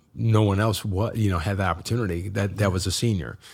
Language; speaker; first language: English; native; English